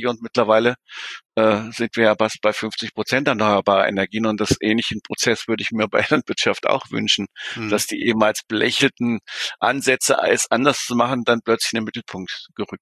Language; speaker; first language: German; native; German